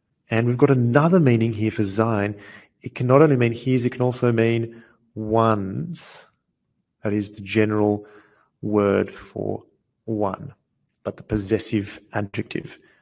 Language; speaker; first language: English; native; English